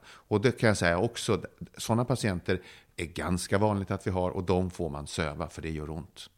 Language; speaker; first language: Swedish; native; Swedish